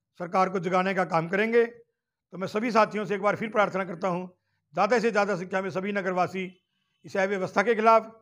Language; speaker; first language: Hindi; native; Hindi